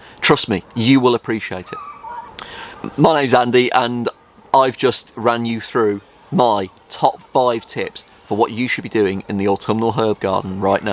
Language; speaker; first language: English; native; English